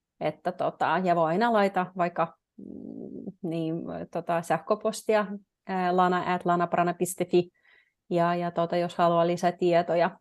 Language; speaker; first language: Finnish; non-native, fluent; Russian